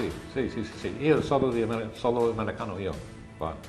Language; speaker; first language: Italian; non-native, learner; English